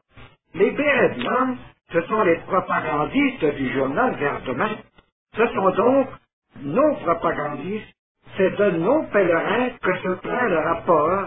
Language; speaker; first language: French; native; French